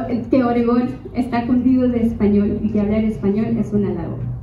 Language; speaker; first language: Spanish; native; Spanish